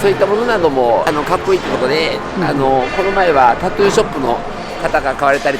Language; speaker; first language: Japanese; native; Japanese